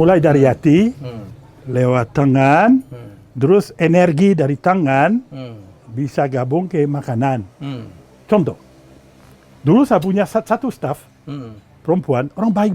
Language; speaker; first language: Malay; non-native, fluent; French